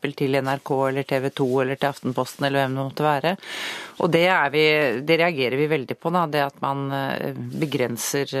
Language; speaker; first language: Norwegian; native; Norwegian